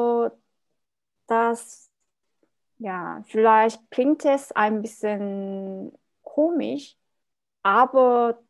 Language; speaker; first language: German; non-native, learner; Korean